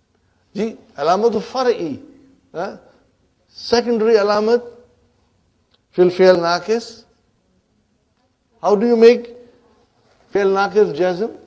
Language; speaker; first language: Arabic; non-native, fluent; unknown